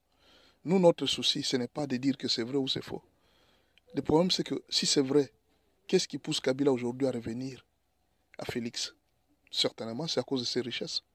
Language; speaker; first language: French; non-native, local second language; Lingala